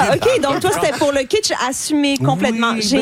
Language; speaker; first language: French; native; French